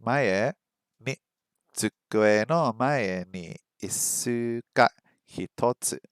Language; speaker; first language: Japanese; non-native, learner; English